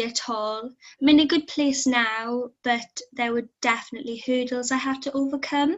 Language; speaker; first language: English; native; English